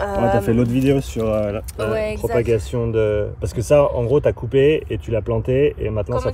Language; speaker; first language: French; native; French